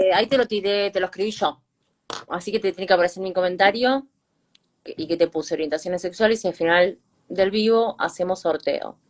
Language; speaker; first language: Spanish; native; Spanish